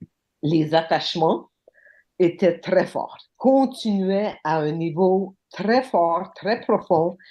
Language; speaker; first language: French; non-native, local second language; English